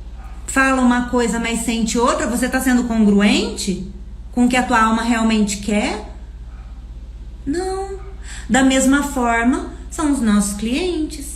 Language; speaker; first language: Portuguese; native; Portuguese